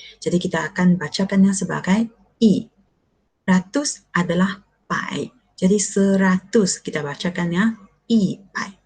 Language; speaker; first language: Malay; non-native, local second language; Chinese